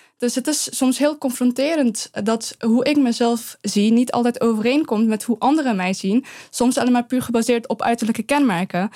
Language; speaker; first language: Dutch; early bilingual, other home language; Persian